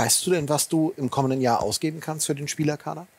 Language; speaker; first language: German; native; German